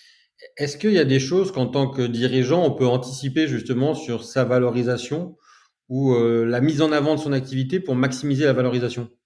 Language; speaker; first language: French; native; French